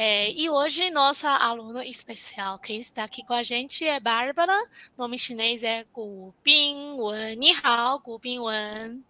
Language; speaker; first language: Portuguese; non-native, fluent; Chinese